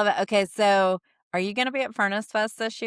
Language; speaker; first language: English; native; English